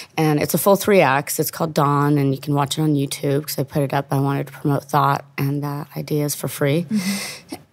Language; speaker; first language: English; non-native, fluent; Italian